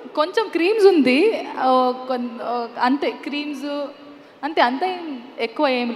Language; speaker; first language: Telugu; non-native, learner; Kannada